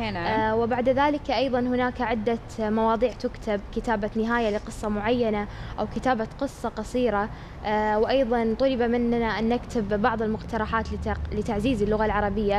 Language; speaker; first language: Arabic; native; Arabic